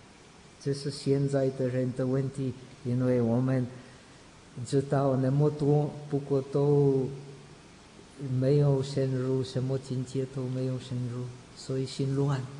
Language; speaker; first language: Chinese; non-native, fluent; Czech